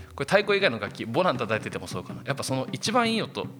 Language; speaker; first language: Japanese; native; Japanese